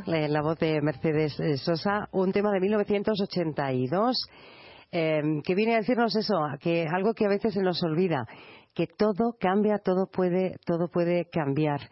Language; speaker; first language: Spanish; native; Spanish